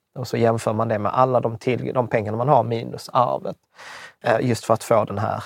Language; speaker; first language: Swedish; early bilingual, other home language; Czech